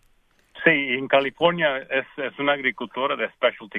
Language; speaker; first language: Spanish; early bilingual, heritage; Spanish